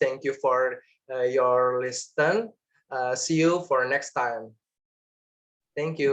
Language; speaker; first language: English; non-native, learner; Indonesian